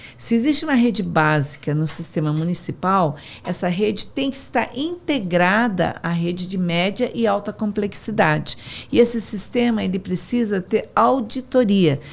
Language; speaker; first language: Portuguese; native; Portuguese